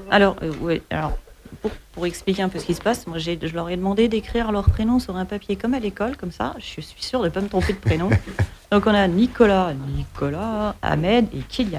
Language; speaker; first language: French; native; French